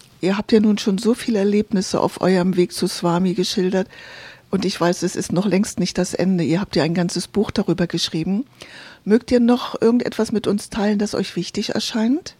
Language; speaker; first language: German; native; German